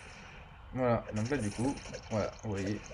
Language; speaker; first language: French; native; French